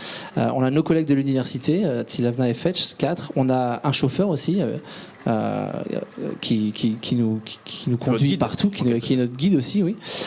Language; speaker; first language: French; native; French